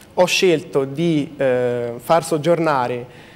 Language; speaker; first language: Italian; native; Italian